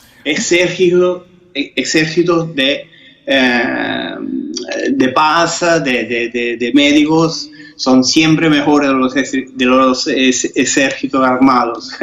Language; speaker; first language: Spanish; non-native, fluent; Italian